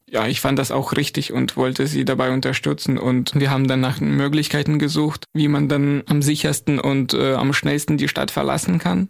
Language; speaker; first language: German; non-native, fluent; Ukrainian